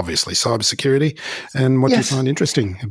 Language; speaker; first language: English; native; English